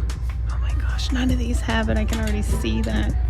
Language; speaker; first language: English; native; English